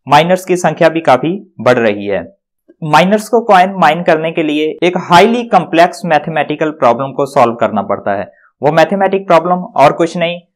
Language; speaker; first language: Hindi; non-native, local second language; Punjabi